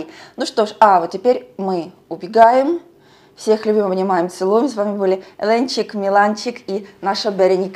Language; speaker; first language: Russian; native; Russian